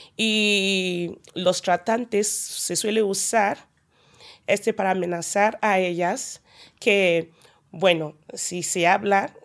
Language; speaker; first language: Spanish; non-native, learner; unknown